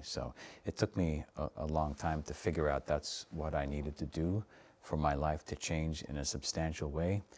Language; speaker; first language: English; native; English